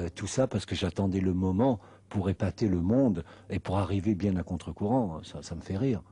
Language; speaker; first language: French; non-native, fluent; Spanish